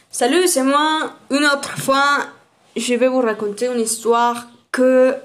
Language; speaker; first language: French; non-native, learner; Spanish